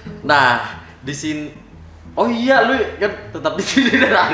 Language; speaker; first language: Indonesian; native; Indonesian